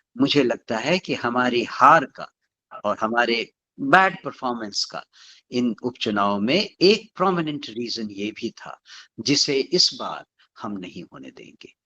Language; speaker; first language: Hindi; native; Hindi